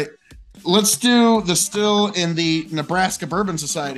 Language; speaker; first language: English; native; English